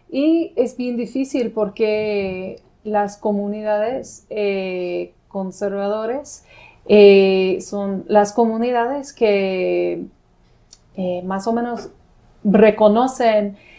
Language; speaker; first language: Spanish; non-native, fluent; English